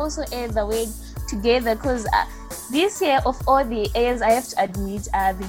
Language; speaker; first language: English; non-native, local second language; Shona